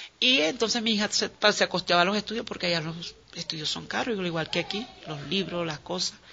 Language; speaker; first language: Spanish; native; Spanish